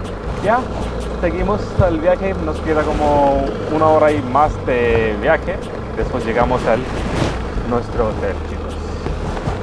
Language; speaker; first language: Spanish; non-native, fluent; Hindi